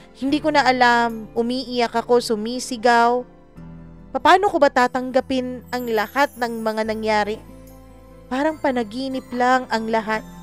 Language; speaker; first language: Filipino; non-native, local second language; Cebuano